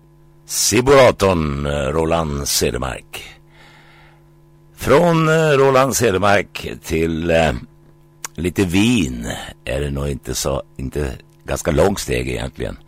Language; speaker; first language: Swedish; native; Swedish